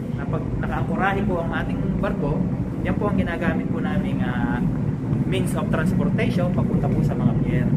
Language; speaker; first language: Filipino; native; Filipino